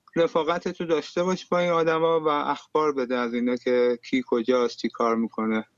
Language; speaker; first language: Persian; native; Persian